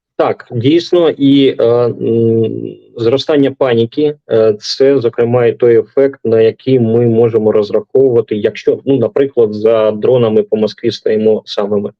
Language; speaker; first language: Ukrainian; non-native, local second language; Russian